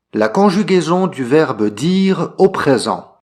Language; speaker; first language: French; native; French